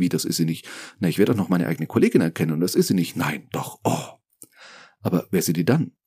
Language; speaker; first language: German; native; German